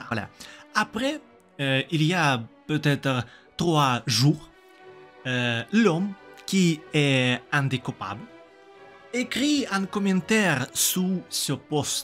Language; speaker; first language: French; non-native, learner; Russian